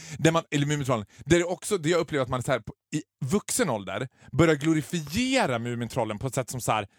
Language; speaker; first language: Swedish; native; Swedish